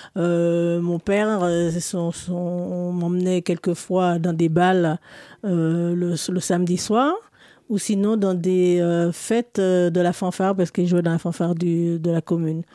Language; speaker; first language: French; native; French